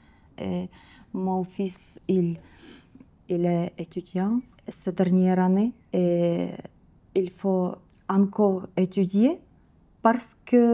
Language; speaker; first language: French; non-native, learner; Ukrainian